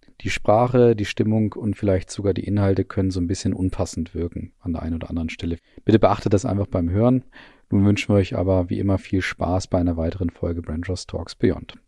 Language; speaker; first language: German; native; German